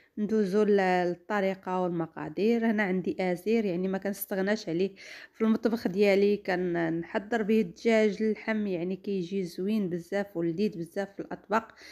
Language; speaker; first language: Arabic; native; Arabic